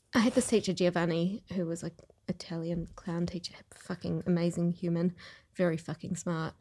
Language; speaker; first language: English; native; English